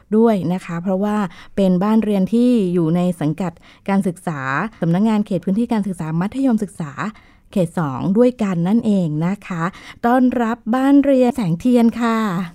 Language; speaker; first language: Thai; native; Thai